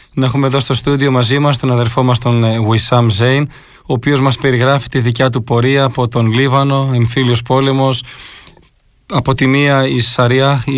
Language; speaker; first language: Greek; native; Greek